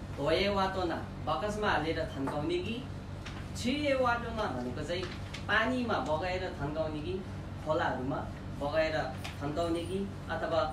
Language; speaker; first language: Nepali; non-native, local second language; Gurung